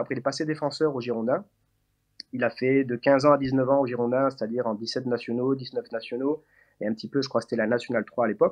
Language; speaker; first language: French; native; French